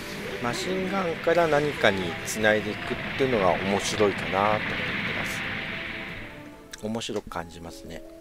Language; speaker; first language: Japanese; native; Japanese